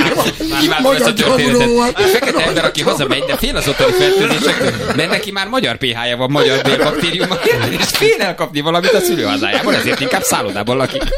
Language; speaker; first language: Hungarian; native; Hungarian